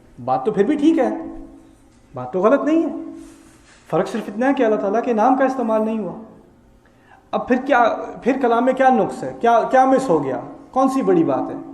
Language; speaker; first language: Urdu; early bilingual, heritage; Urdu